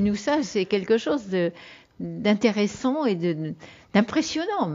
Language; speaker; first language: French; native; French